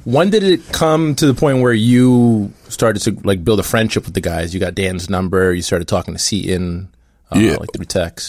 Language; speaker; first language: English; native; English